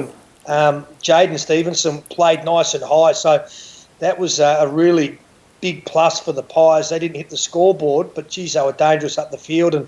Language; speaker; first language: English; native; English